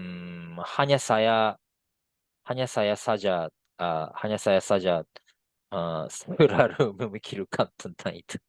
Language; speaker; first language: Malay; non-native, fluent; Japanese